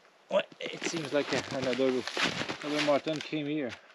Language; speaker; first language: English; non-native, fluent; French